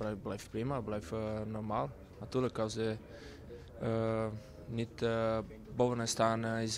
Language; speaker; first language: Dutch; non-native, learner; Portuguese